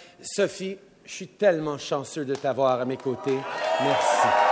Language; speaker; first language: French; native; French